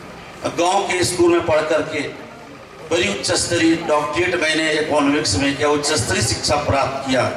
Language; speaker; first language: Hindi; native; Hindi